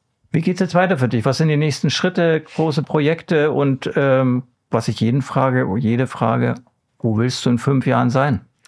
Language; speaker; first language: German; native; German